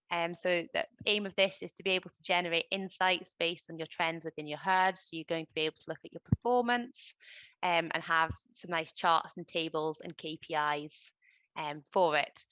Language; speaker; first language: English; native; English